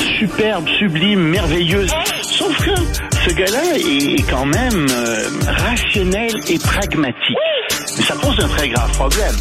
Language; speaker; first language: French; native; French